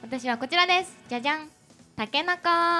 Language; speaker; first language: Japanese; native; Japanese